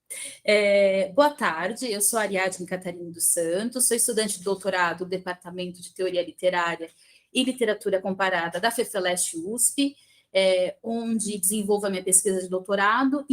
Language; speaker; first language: Portuguese; native; Portuguese